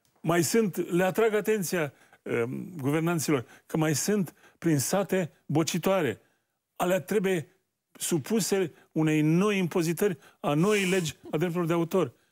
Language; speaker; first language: Romanian; native; Romanian